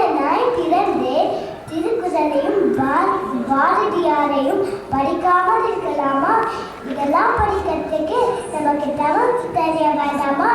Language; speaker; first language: Tamil; early bilingual, heritage; Tamil